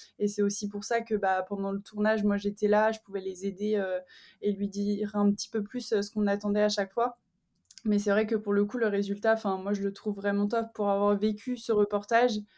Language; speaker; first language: French; native; French